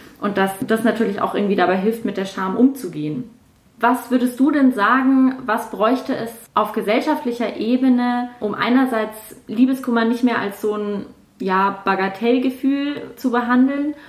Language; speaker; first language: German; native; German